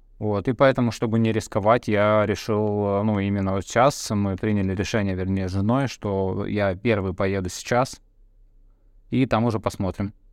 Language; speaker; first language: Russian; early bilingual, other home language; Bulgarian